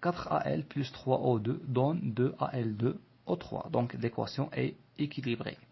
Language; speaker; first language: French; non-native, local second language; Arabic